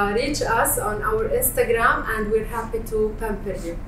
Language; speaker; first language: English; non-native, fluent; Arabic